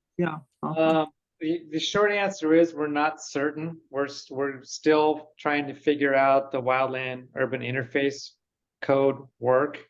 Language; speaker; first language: English; native; English